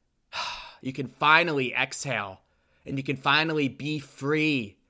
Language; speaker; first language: English; native; English